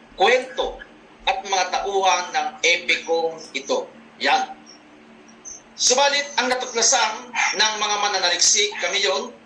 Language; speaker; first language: Filipino; non-native, local second language; Bikol